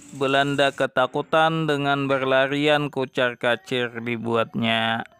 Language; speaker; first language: Indonesian; non-native, local second language; Banjar